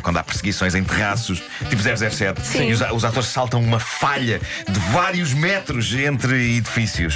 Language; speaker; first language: Portuguese; native; Portuguese